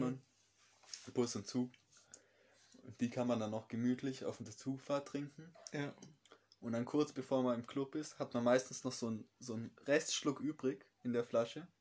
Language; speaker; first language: German; native; German